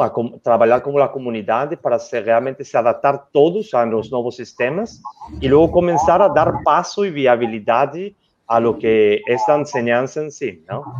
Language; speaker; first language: Portuguese; non-native, learner; Spanish